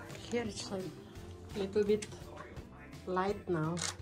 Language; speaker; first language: English; non-native, local second language; Filipino